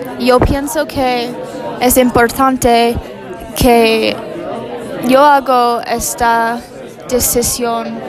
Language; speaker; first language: Spanish; non-native, learner; English